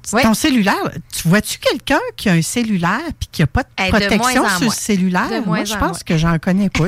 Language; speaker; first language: French; native; French